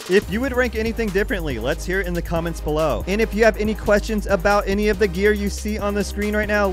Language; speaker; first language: English; native; English